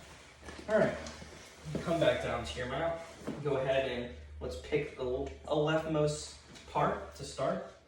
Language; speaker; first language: English; native; English